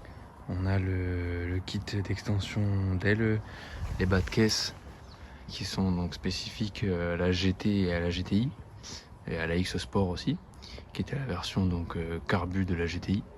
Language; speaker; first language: French; native; French